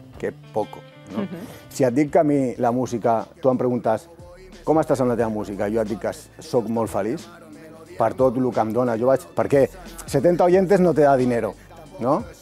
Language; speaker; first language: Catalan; non-native, local second language; Spanish